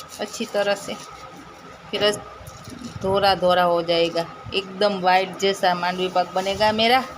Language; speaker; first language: Hindi; non-native, local second language; Gujarati